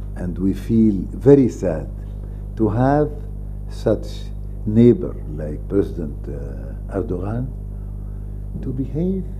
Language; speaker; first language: English; non-native, fluent; Arabic